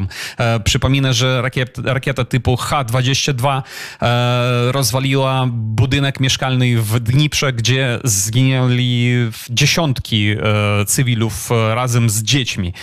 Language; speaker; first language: Polish; non-native, fluent; Ukrainian